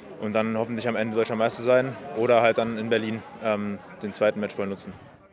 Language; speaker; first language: German; native; German